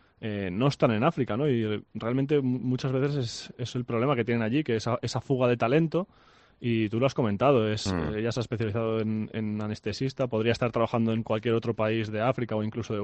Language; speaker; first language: Spanish; native; Spanish